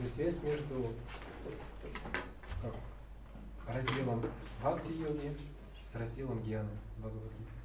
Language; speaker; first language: Russian; native; Russian